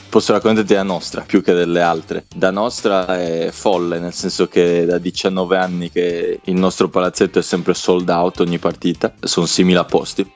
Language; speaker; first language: Italian; native; Italian